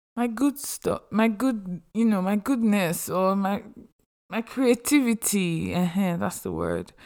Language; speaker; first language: English; non-native, local second language; Yoruba